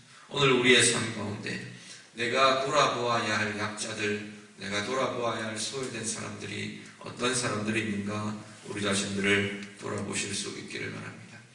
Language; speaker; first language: Korean; native; Korean